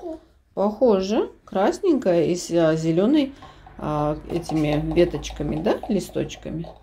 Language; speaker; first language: Russian; native; Russian